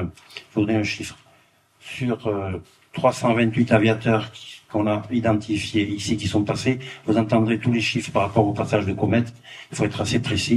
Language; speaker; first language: French; native; French